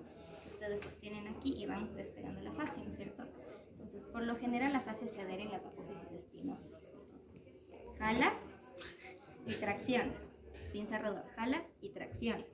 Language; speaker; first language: Spanish; native; Spanish